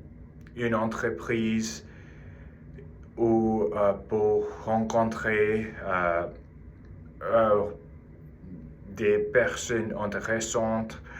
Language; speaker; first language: French; non-native, learner; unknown